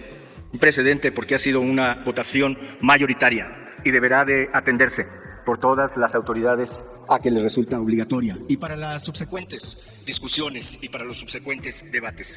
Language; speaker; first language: Spanish; native; Spanish